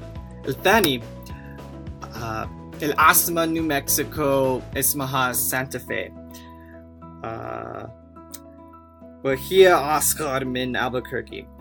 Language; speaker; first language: Arabic; non-native, learner; English